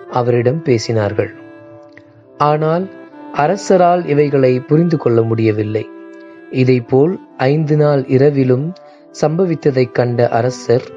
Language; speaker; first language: Tamil; native; Tamil